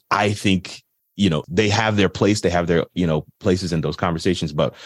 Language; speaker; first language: English; native; English